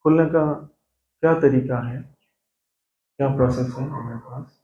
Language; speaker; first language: Hindi; non-native, local second language; Bangla